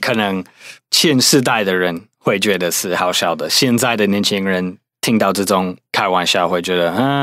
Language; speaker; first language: Chinese; non-native, fluent; English